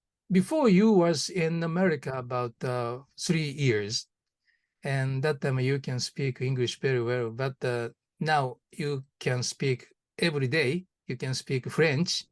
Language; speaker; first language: English; non-native, learner; Japanese